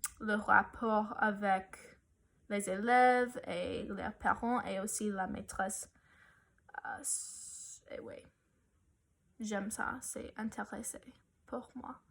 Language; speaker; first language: French; non-native, learner; English